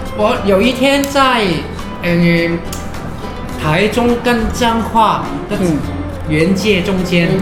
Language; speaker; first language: Chinese; non-native, fluent; Cantonese